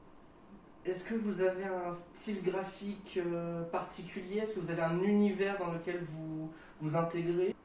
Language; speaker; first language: French; native; French